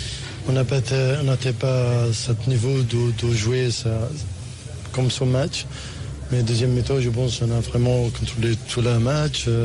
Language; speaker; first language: French; non-native, learner; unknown